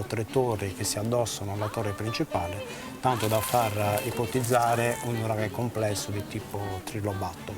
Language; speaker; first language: Italian; native; Italian